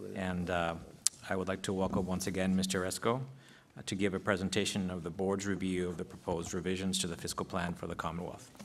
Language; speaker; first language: English; non-native, local second language; Spanish